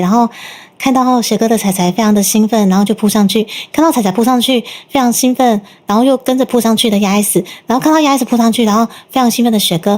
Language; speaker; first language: Chinese; native; Chinese